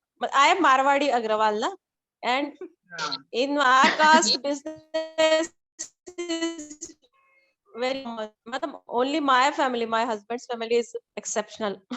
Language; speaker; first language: English; non-native, learner; Hindi